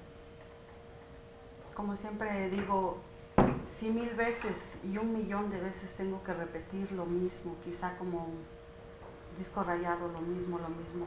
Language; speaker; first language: Spanish; native; Spanish